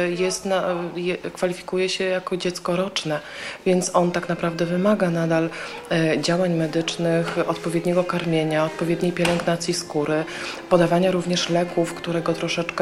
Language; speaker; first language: Polish; native; Polish